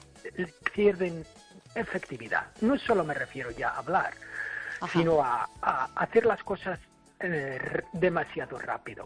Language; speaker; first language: Spanish; non-native, fluent; English